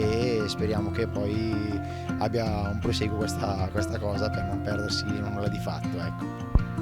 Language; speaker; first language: Italian; native; Italian